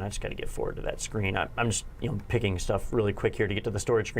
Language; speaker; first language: English; native; English